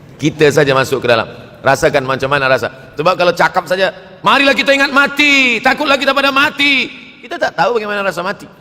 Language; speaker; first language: Malay; native; Malay